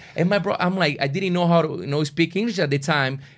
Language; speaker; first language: English; non-native, fluent; Portuguese